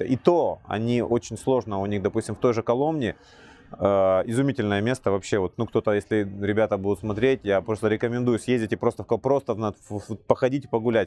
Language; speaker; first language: Russian; native; Russian